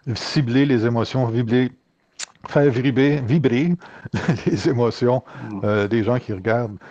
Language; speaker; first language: French; native; French